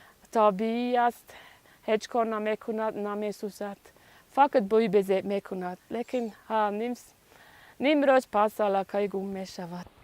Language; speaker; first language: Persian; non-native, learner; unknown